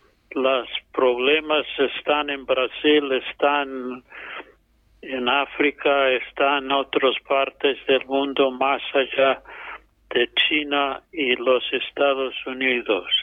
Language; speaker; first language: Spanish; non-native, fluent; English